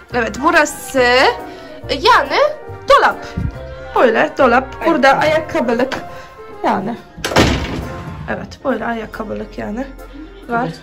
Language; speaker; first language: Turkish; non-native, learner; Polish